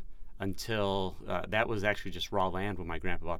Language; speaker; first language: English; native; English